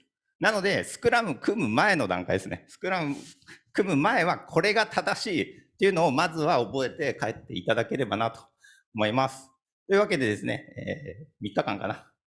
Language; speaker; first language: Japanese; native; Japanese